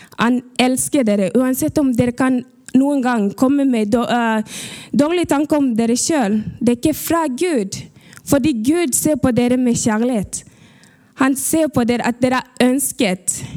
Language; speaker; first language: Norwegian; early bilingual, other home language; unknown